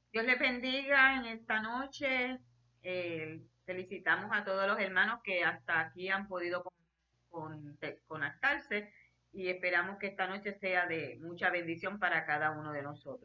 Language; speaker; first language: Spanish; native; Spanish